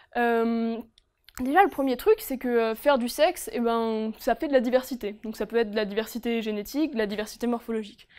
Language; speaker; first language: French; native; French